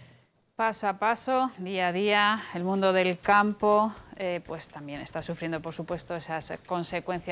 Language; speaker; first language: Spanish; native; Spanish